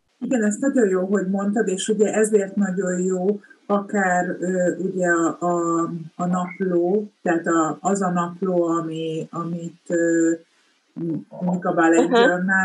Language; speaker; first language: Hungarian; native; Hungarian